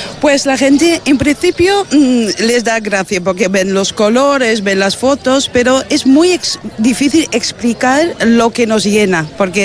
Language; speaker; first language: Spanish; non-native, fluent; Dutch